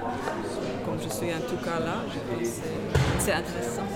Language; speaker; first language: French; non-native, learner; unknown